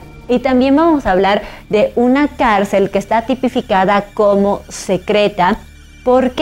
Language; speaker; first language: Spanish; native; Spanish